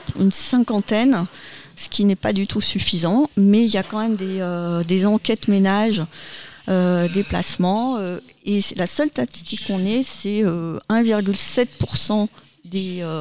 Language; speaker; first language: French; native; French